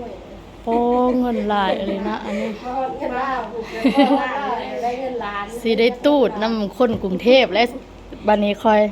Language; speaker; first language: Thai; non-native, local second language; Lao